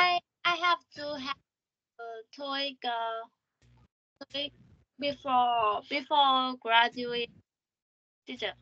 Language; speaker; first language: English; non-native, learner; Vietnamese